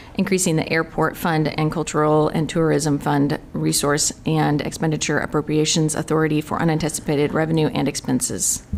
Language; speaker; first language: English; native; English